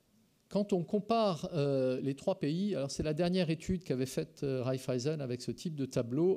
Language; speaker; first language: French; native; French